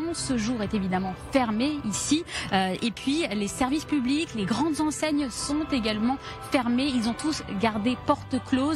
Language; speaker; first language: French; native; French